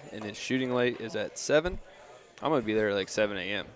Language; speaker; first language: English; native; English